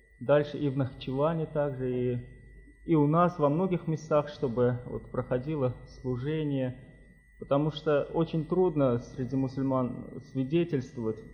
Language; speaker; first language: Russian; non-native, local second language; Azerbaijani